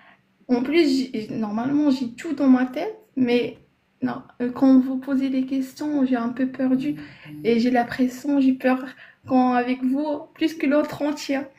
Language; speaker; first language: French; non-native, learner; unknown